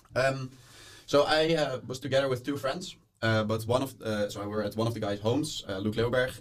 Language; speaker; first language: English; non-native, fluent; Dutch